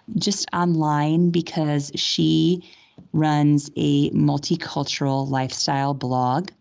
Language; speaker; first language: English; native; English